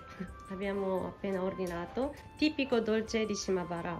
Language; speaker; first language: Italian; non-native, fluent; Japanese